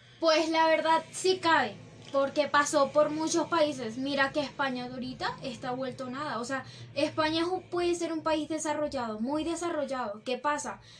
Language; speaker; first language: Spanish; native; Spanish